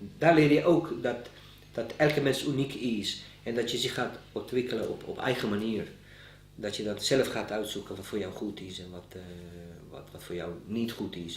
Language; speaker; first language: Dutch; non-native, fluent; Bosnian